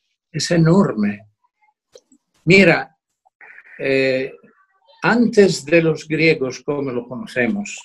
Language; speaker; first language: Spanish; non-native, fluent; Italian